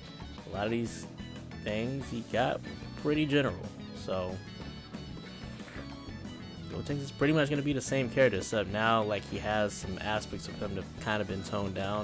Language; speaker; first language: English; native; English